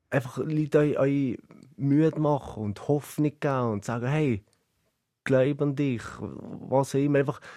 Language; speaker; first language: German; native; German